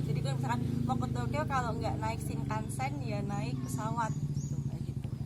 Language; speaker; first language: Indonesian; non-native, local second language; Javanese